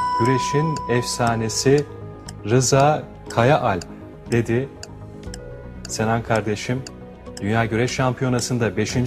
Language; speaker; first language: Turkish; native; Turkish